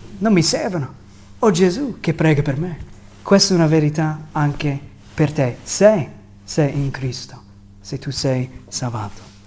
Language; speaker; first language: Italian; non-native, fluent; English